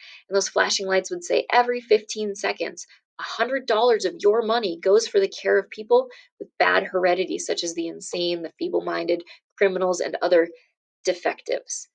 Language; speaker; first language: English; native; English